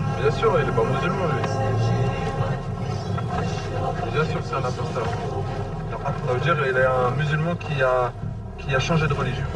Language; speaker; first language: French; native; French